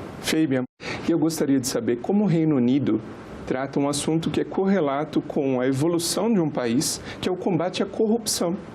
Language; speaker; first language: Portuguese; native; Portuguese